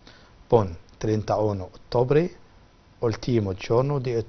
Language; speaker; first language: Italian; non-native, fluent; Arabic